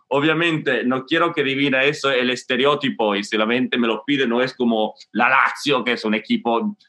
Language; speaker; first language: Spanish; non-native, fluent; English